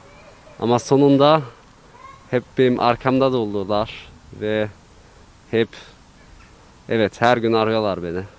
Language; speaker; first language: Turkish; early bilingual, heritage; Turkish